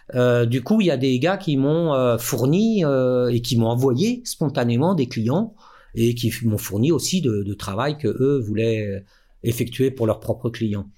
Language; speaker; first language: French; native; French